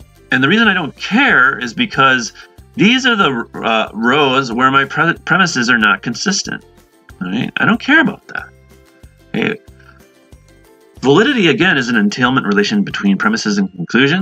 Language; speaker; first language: English; native; English